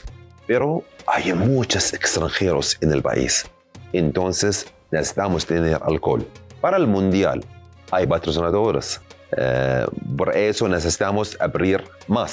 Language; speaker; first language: Spanish; non-native, learner; Arabic